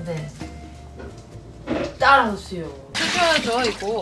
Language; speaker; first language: Korean; non-native, fluent; German